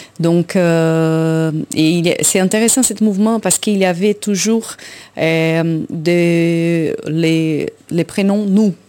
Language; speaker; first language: French; non-native, fluent; Portuguese